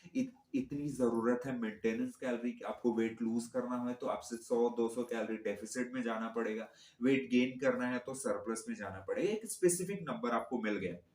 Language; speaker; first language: Hindi; native; Hindi